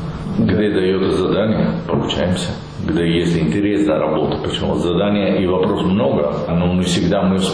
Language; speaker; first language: Russian; non-native, learner; Italian